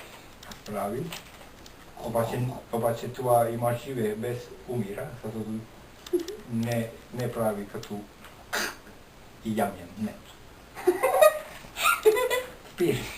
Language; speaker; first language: Bulgarian; non-native, learner; Finnish